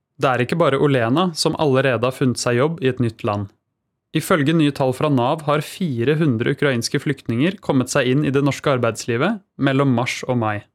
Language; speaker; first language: Norwegian; native; Norwegian